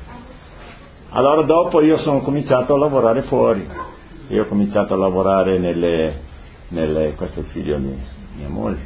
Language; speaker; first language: Italian; non-native, local second language; Friulian